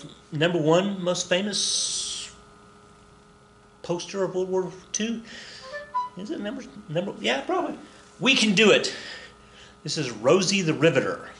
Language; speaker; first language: English; native; English